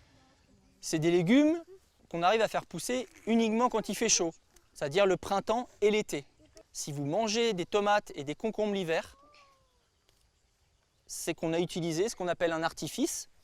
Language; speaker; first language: French; native; French